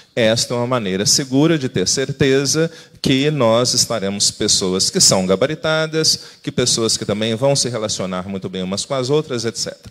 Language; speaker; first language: Portuguese; native; Portuguese